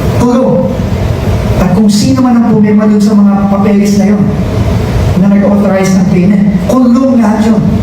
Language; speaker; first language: Filipino; native; Filipino